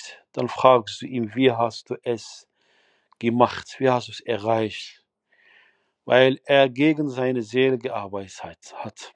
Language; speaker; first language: German; non-native, fluent; Arabic